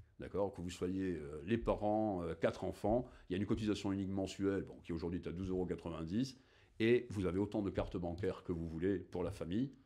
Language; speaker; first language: French; native; French